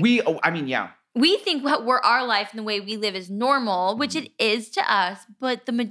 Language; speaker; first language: English; native; English